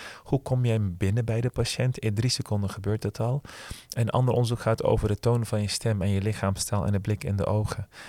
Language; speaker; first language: Dutch; early bilingual, other home language; Turkish